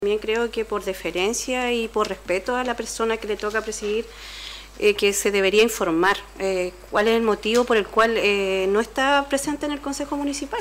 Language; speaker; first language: Spanish; native; Spanish